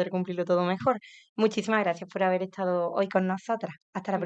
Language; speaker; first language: Spanish; native; Spanish